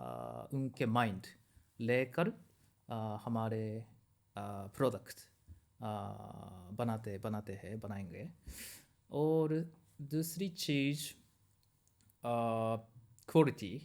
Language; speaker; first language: Hindi; non-native, learner; Japanese